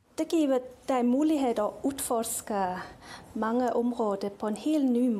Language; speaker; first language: Danish; non-native, local second language; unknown